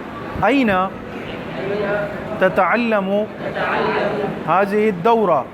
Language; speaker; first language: Arabic; non-native, fluent; Urdu